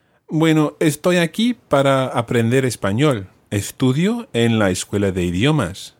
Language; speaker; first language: Spanish; non-native, fluent; English